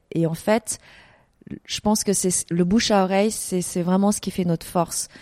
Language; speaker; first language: French; early bilingual, other home language; Vietnamese